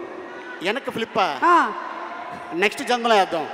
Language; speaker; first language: Telugu; native; Telugu